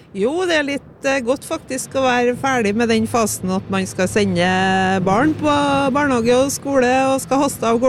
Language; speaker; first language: Norwegian; native; Norwegian